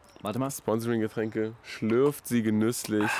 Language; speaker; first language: German; native; German